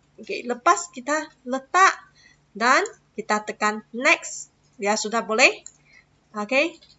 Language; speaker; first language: Malay; non-native, local second language; Chinese